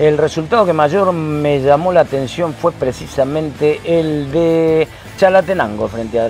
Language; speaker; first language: Spanish; native; Spanish